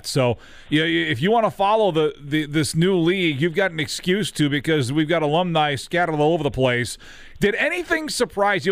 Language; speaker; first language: English; native; English